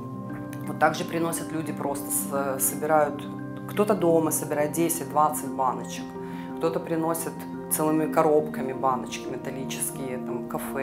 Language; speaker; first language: Russian; native; Russian